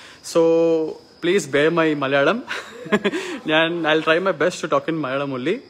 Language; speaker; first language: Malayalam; early bilingual, heritage; Malayalam